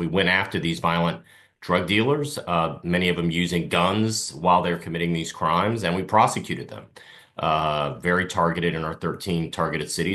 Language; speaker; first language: English; native; English